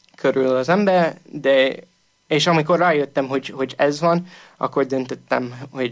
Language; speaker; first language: Hungarian; non-native, fluent; English